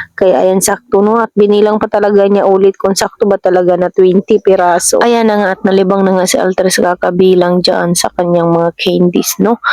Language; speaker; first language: Filipino; native; Filipino